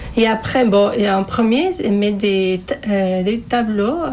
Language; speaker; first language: French; non-native, learner; Spanish